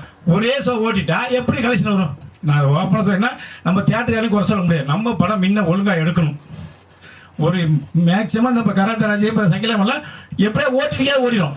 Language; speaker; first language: Tamil; native; Tamil